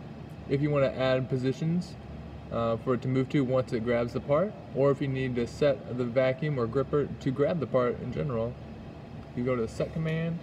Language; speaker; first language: English; native; English